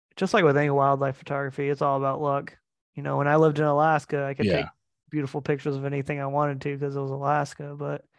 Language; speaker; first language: English; native; English